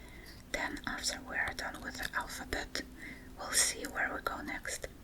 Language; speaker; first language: English; non-native, fluent; Russian